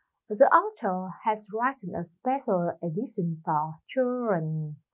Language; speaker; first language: English; non-native, fluent; Vietnamese